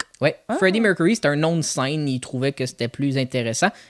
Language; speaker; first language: French; native; French